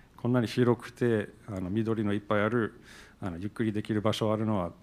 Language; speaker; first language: Japanese; non-native, fluent; English